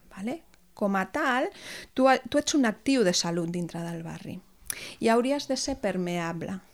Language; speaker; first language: Catalan; non-native, local second language; Spanish